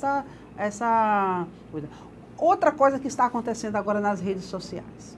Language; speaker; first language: Portuguese; native; Portuguese